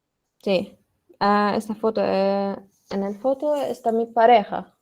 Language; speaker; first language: Spanish; non-native, learner; Arabic